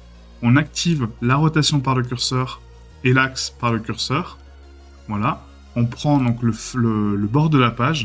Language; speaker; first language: French; native; French